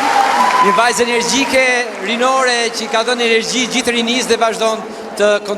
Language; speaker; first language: Albanian; native; Albanian